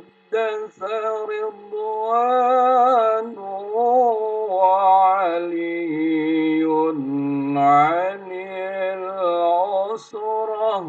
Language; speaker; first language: Arabic; non-native, fluent; Indonesian